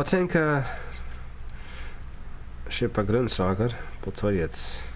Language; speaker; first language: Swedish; non-native, learner; English